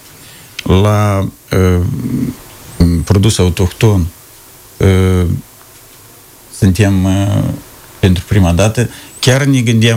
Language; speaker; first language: Romanian; native; Romanian